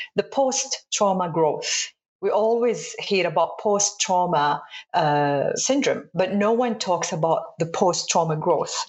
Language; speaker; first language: English; non-native, fluent; Arabic